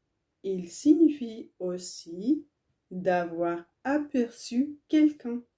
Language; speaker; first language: French; non-native, learner; Tigrinya